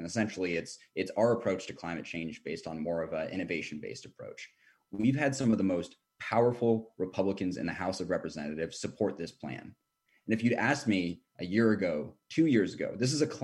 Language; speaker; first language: English; native; English